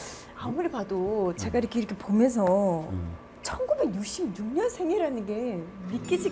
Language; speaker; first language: Korean; native; Korean